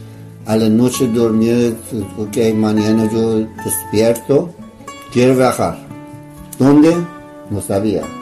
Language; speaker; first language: Spanish; non-native, learner; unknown